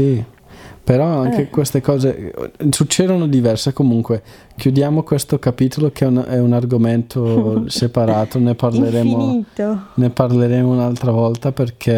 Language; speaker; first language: Italian; native; Italian